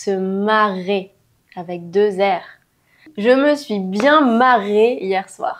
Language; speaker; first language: French; native; French